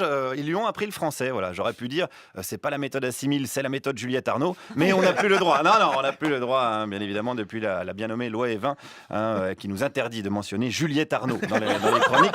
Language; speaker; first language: French; native; French